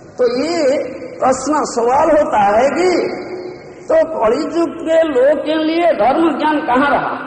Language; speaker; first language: Hindi; non-native, local second language; Odia